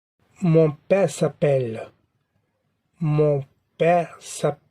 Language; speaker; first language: French; non-native, fluent; Tamil